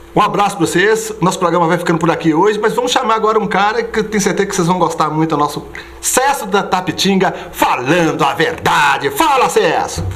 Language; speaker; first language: Portuguese; native; Portuguese